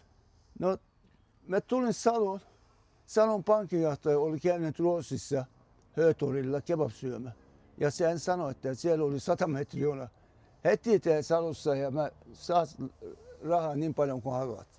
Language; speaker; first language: Finnish; non-native, fluent; Turkish